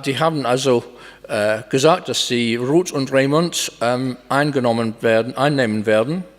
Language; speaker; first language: German; non-native, fluent; English